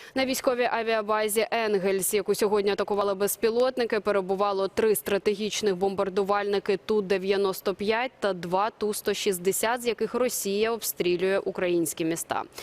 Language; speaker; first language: Ukrainian; native; Ukrainian